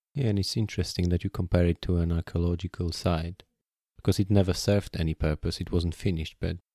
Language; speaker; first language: English; non-native, fluent; Polish